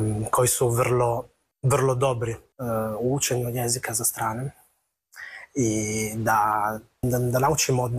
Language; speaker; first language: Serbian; non-native, learner; Italian